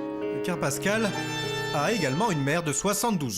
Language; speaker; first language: French; native; French